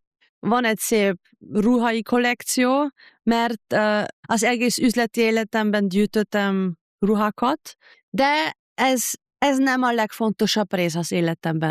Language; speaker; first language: Hungarian; non-native, learner; German